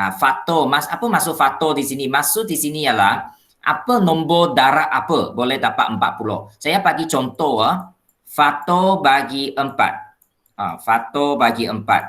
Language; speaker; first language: Malay; non-native, local second language; Chinese